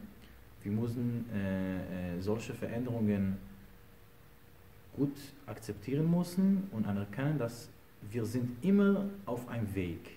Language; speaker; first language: German; non-native, fluent; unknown